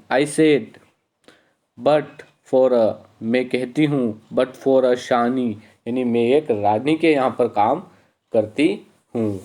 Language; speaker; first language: Hindi; native; Hindi